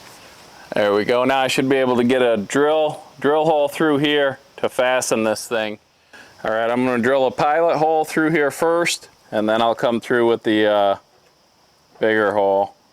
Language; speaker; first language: English; native; English